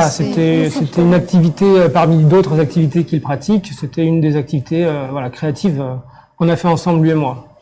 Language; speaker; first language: French; native; French